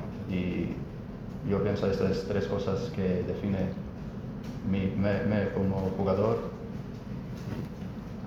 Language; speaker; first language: Spanish; non-native, learner; Croatian